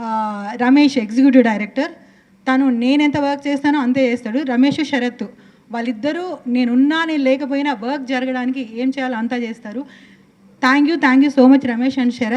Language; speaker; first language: Telugu; native; Telugu